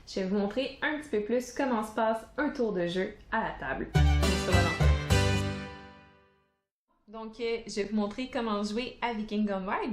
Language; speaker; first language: French; native; French